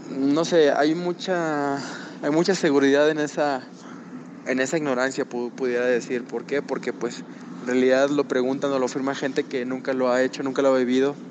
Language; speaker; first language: Spanish; native; Spanish